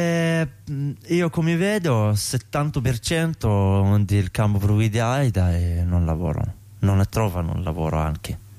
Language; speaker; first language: Italian; non-native, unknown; Arabic